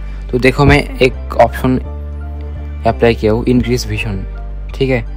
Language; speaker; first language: Hindi; non-native, local second language; Bangla